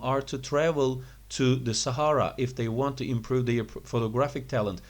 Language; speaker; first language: English; non-native, fluent; Turkish